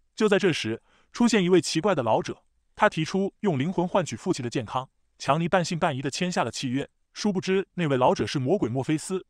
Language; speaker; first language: Chinese; native; Chinese